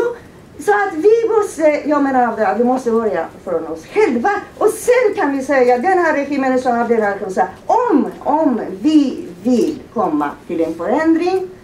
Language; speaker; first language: Swedish; non-native, fluent; Persian